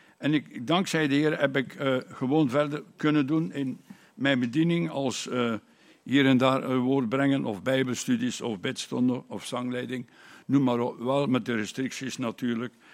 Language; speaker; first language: Dutch; native; Dutch